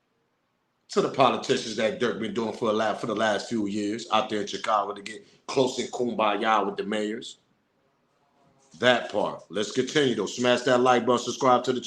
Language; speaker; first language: English; native; English